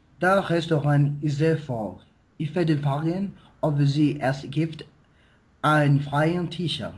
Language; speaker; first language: German; non-native, learner; Spanish